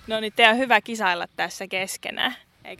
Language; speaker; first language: Finnish; native; Finnish